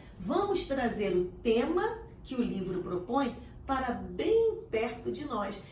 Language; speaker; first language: Portuguese; native; Portuguese